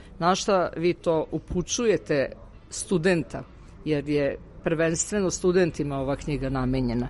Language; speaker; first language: Serbian; native; Serbian